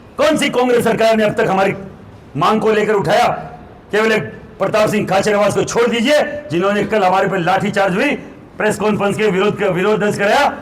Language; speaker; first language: Hindi; native; Hindi